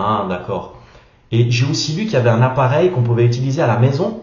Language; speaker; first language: French; native; French